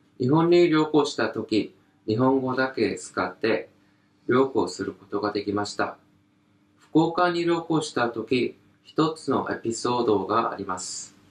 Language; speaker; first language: Japanese; non-native, learner; Korean